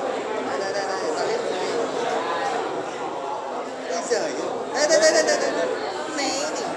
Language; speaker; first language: Vietnamese; native; Vietnamese